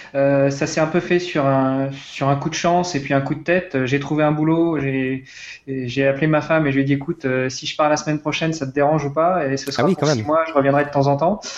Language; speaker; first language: French; native; French